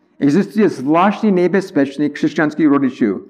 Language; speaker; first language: Czech; non-native, learner; English